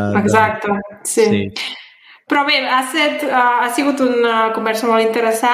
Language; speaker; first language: Catalan; native; Catalan